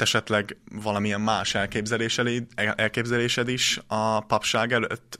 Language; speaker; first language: Hungarian; native; Hungarian